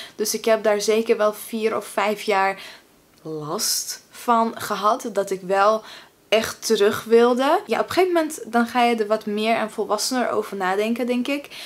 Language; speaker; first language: Dutch; early bilingual, other home language; Russian